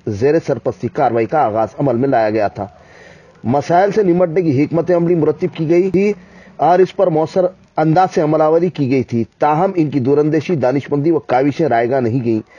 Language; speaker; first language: Urdu; native; Urdu